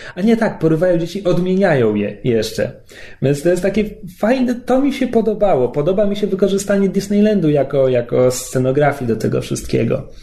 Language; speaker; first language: Polish; native; Polish